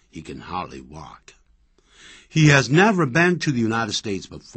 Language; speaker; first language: English; non-native, fluent; Chinese